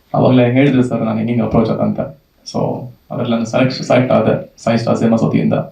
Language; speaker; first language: Kannada; native; Kannada